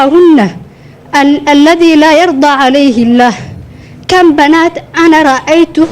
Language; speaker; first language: Arabic; non-native, learner; Somali